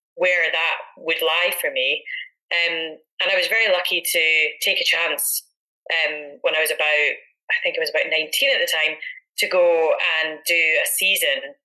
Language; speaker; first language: English; native; English